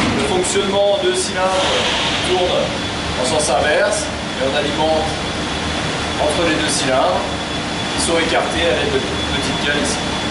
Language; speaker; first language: French; native; French